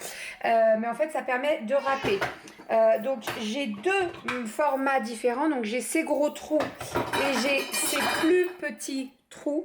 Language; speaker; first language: French; native; French